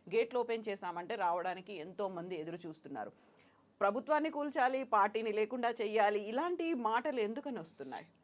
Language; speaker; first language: Telugu; native; Telugu